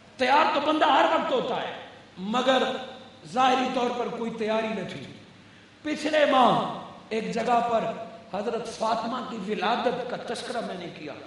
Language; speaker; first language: Urdu; non-native, local second language; Punjabi